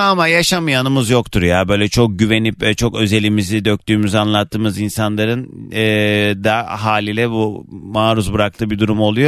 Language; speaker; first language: Turkish; native; Turkish